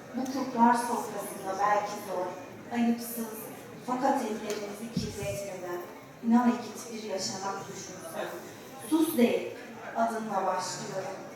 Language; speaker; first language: Turkish; non-native, learner; Arabic